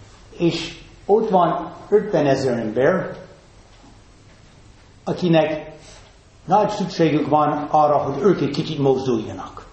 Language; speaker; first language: Hungarian; non-native, fluent; English